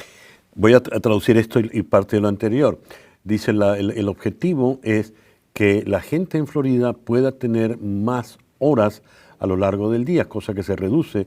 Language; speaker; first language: Spanish; native; Spanish